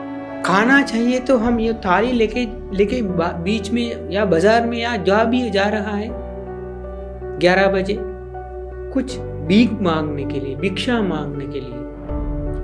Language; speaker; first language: Hindi; non-native, fluent; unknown